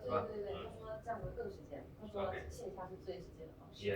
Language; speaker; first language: Chinese; native; Chinese